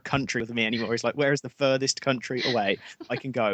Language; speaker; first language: English; native; English